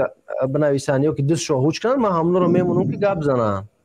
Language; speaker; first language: Persian; native; Persian